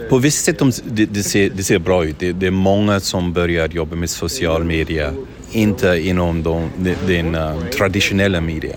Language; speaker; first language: Swedish; non-native, fluent; English